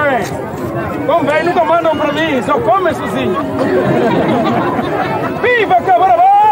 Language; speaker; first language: Portuguese; non-native, local second language; Tsonga